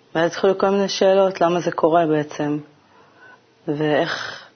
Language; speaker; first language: Hebrew; native; Hebrew